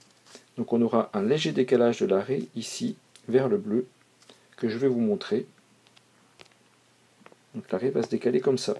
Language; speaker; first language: French; native; French